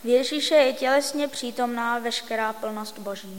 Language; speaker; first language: Czech; non-native, fluent; English